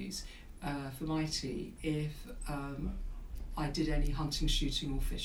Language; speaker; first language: English; native; English